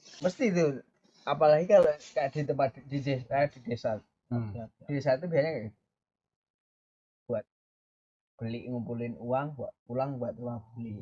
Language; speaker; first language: Indonesian; native; Indonesian